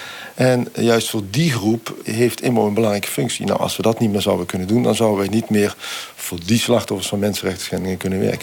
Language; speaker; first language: Dutch; native; Dutch